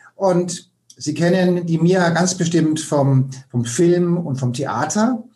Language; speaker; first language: German; native; German